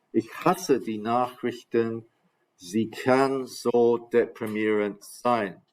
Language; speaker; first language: German; non-native, fluent; English